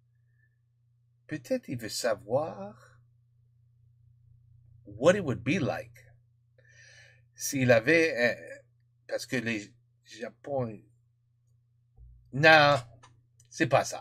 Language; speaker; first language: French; non-native, learner; English